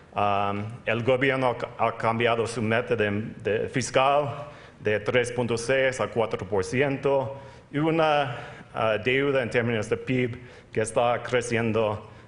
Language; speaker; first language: Spanish; non-native, fluent; English